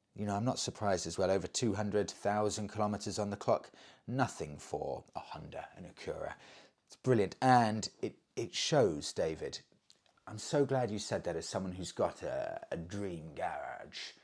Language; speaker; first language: English; native; English